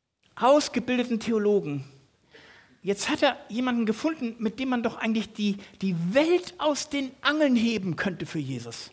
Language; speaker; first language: German; native; German